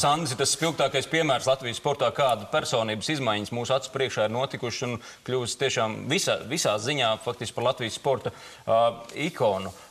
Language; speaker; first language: Latvian; native; Latvian